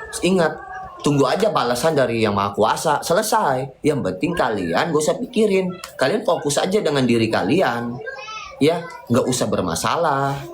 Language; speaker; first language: Indonesian; native; Indonesian